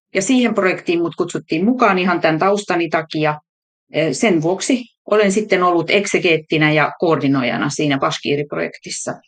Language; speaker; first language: Finnish; native; Finnish